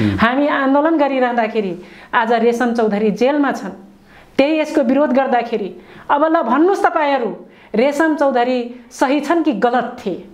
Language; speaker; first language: Nepali; non-native, local second language; Rana Tharu